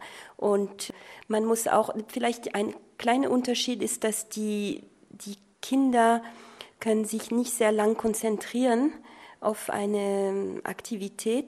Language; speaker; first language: German; non-native, fluent; French